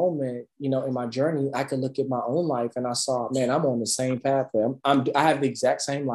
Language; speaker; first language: English; native; English